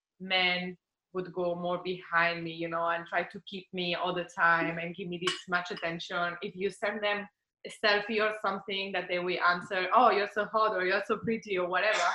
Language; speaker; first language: English; non-native, fluent; Spanish